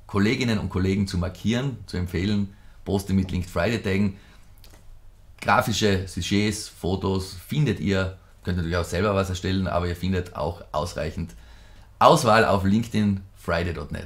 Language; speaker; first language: German; native; German